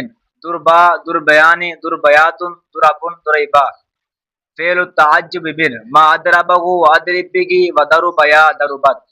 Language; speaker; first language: Arabic; non-native, learner; Urdu